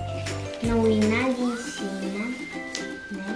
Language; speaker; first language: Portuguese; early bilingual, heritage; Portuguese